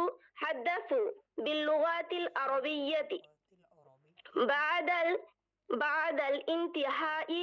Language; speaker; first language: Arabic; non-native, learner; Bangla